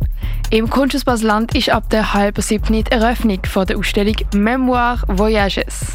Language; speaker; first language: German; native; German